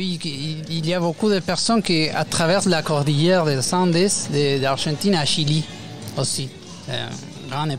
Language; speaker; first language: French; non-native, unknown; Spanish